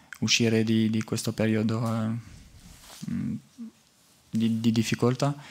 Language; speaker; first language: Italian; non-native, learner; French